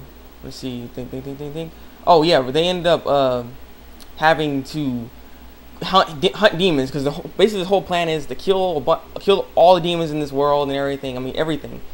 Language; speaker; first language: English; native; English